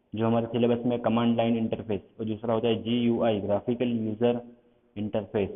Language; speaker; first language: Hindi; non-native, local second language; Gujarati